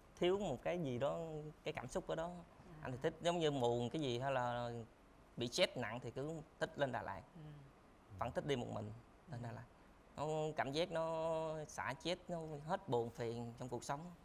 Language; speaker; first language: Vietnamese; native; Vietnamese